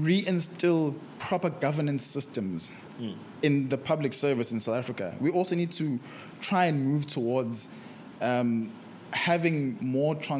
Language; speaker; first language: English; non-native, local second language; Zulu